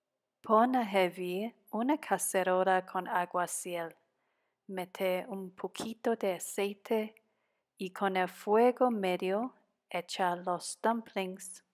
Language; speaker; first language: Spanish; non-native, fluent; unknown